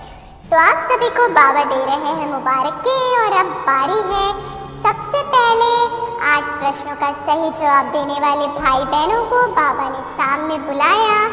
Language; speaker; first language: Hindi; native; Hindi